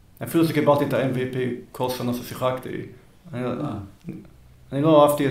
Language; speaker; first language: Hebrew; early bilingual, heritage; Hebrew